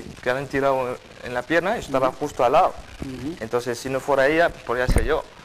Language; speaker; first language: Spanish; non-native, fluent; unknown